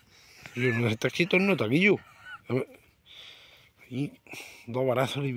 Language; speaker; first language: Spanish; native; Spanish